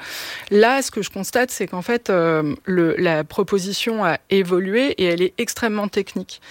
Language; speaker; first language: French; native; French